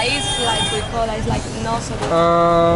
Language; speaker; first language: English; non-native, learner; Spanish